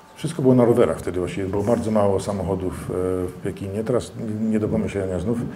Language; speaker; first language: Polish; early bilingual, heritage; Polish